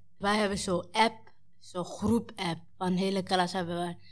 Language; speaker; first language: Dutch; non-native, learner; Somali